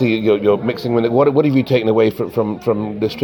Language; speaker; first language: English; native; English